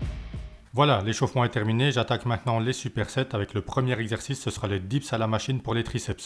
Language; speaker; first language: French; native; French